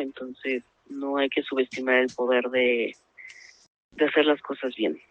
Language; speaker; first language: Spanish; native; Spanish